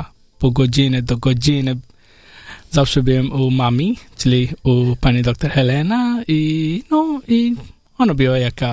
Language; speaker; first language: Polish; non-native, learner; Hindi